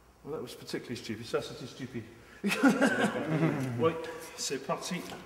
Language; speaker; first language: English; native; English